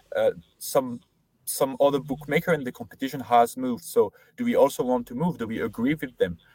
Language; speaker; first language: English; non-native, fluent; French